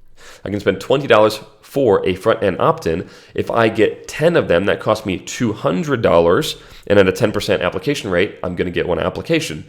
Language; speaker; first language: English; native; English